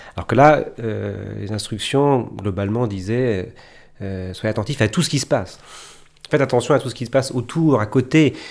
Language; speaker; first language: French; native; French